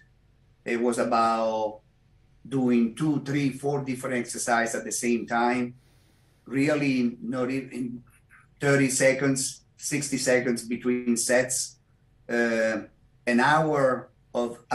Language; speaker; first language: English; non-native, fluent; Italian